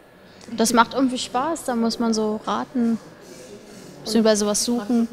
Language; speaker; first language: German; native; German